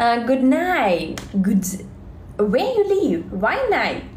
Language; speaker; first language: English; non-native, learner; Russian